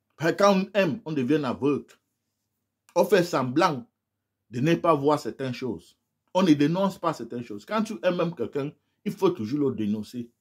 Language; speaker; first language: French; non-native, local second language; English